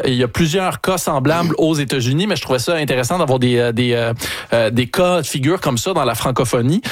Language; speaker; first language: French; native; French